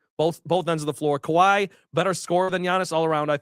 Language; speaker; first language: English; native; English